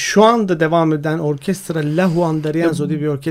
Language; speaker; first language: Turkish; native; Turkish